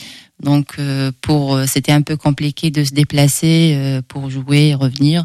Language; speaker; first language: French; non-native, local second language; Arabic